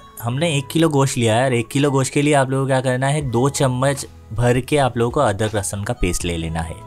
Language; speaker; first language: Hindi; native; Hindi